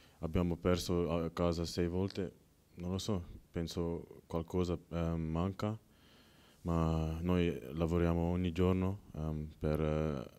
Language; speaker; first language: Italian; non-native, learner; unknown